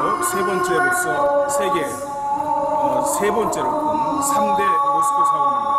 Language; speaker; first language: Korean; native; Korean